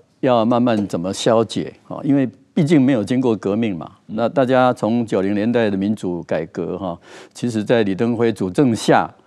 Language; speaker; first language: Chinese; native; Chinese